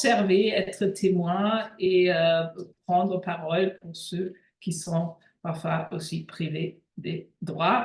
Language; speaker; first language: French; non-native, fluent; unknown